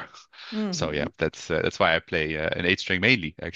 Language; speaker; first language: English; non-native, fluent; Dutch